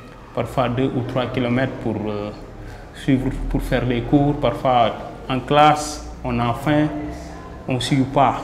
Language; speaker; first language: French; non-native, local second language; Wolof